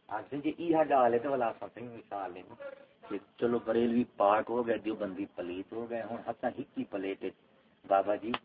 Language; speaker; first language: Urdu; non-native, local second language; Punjabi